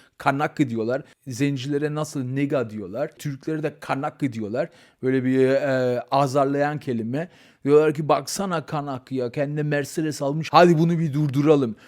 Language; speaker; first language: Turkish; early bilingual, heritage; Turkish